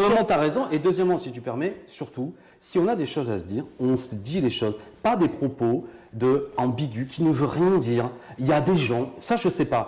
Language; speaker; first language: French; native; French